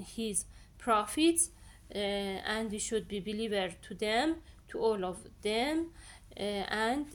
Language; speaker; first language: English; non-native, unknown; Persian